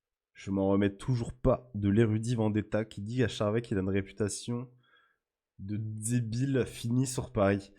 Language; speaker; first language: French; native; French